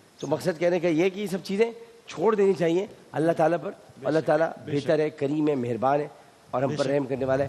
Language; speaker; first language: Urdu; native; Urdu